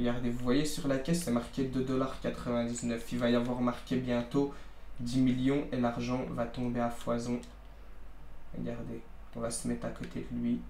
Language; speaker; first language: French; native; French